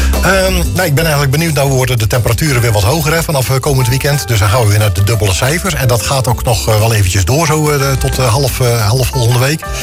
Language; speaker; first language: Dutch; native; Dutch